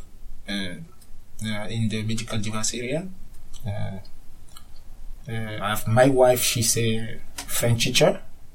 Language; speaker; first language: English; non-native, learner; French